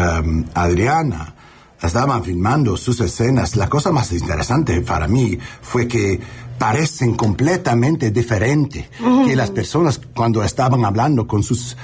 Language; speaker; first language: Spanish; non-native, learner; English